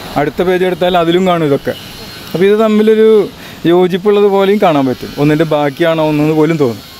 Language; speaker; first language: Malayalam; native; Malayalam